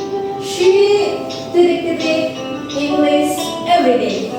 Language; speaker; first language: English; non-native, learner; Indonesian